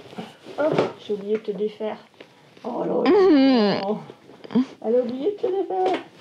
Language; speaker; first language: French; native; French